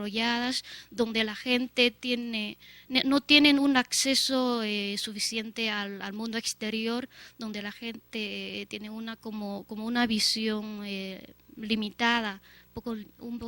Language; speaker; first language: Spanish; non-native, fluent; Chinese